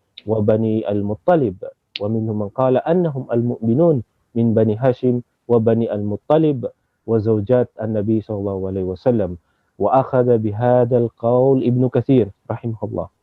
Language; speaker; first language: Arabic; non-native, fluent; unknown